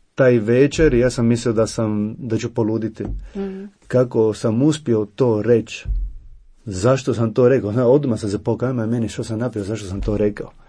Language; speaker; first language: Croatian; non-native, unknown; Italian